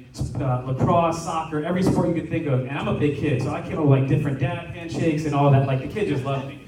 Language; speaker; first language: English; native; English